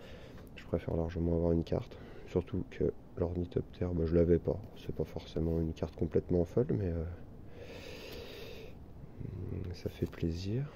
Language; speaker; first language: French; native; French